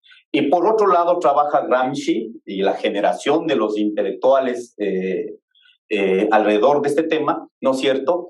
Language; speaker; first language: Spanish; non-native, local second language; Quechua